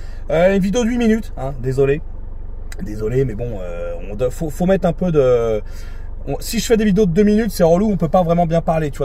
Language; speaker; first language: French; native; French